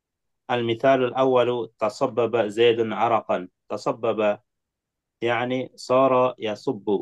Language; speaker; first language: Arabic; non-native, fluent; Indonesian